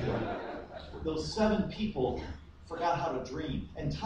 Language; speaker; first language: Chinese; non-native, fluent; English